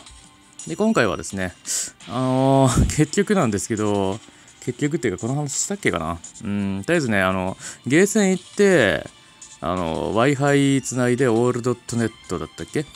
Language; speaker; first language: Japanese; native; Japanese